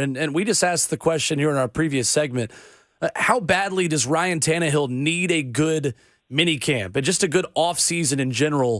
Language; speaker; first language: English; native; English